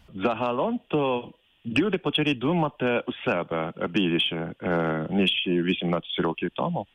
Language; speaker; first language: Ukrainian; non-native, fluent; Japanese